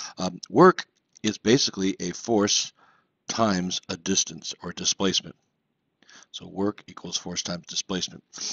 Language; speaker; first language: English; native; English